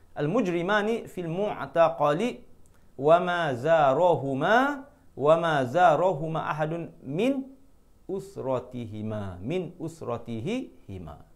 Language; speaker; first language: Arabic; non-native, fluent; Malay